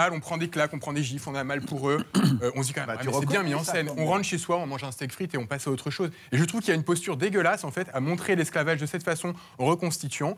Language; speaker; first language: French; native; French